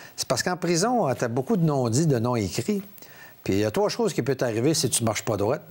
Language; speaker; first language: French; native; French